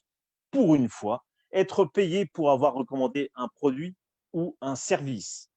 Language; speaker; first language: French; native; French